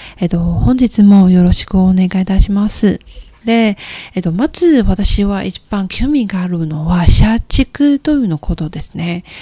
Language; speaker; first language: Japanese; non-native, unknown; Chinese